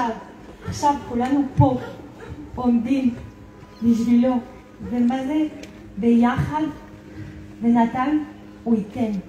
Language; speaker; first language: Hebrew; non-native, fluent; French